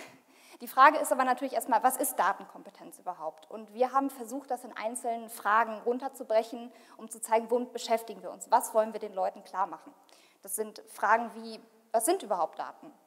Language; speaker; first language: German; native; German